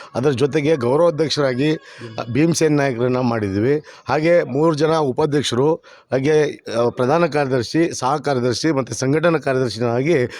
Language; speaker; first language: Kannada; non-native, local second language; Lambadi